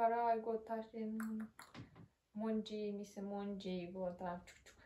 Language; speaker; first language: Korean; non-native, learner; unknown